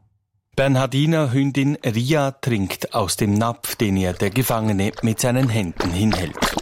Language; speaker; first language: German; native; German